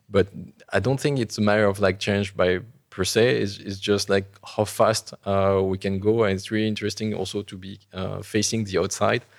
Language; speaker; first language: English; non-native, fluent; French